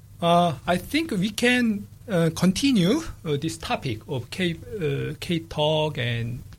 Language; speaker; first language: English; non-native, fluent; Korean